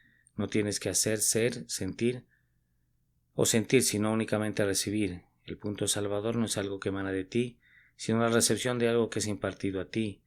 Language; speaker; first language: Spanish; native; Spanish